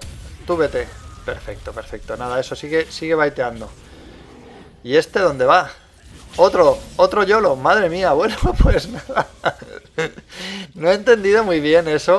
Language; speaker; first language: Spanish; native; Spanish